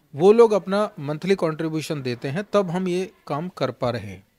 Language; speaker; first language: Hindi; native; Hindi